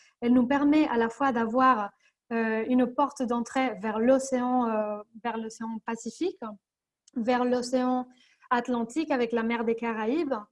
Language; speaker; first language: French; non-native, fluent; Spanish